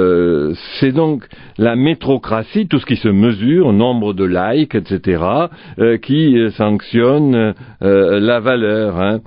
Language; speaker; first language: French; native; French